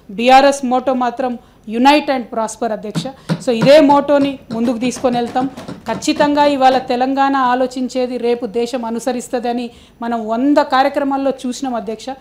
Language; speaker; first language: Telugu; native; Telugu